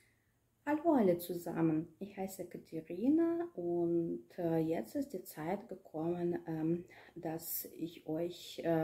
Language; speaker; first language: German; non-native, learner; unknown